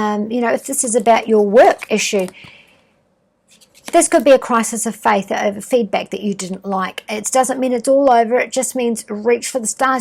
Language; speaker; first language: English; native; English